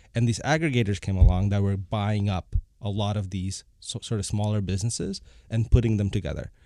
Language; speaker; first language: English; non-native, fluent; Bangla